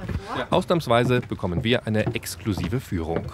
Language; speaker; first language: German; native; German